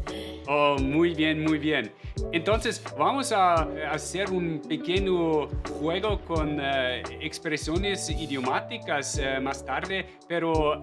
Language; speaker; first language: Spanish; non-native, fluent; German